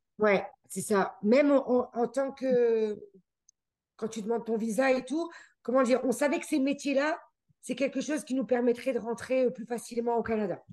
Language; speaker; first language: French; native; French